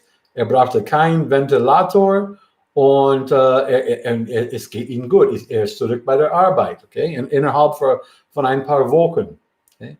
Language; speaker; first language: German; non-native, fluent; English